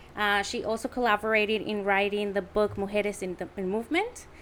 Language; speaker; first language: English; early bilingual, other home language; Spanish